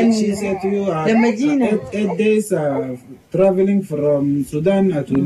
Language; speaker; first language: English; non-native, learner; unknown